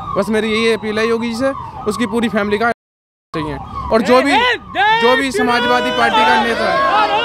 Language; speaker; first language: Hindi; native; Hindi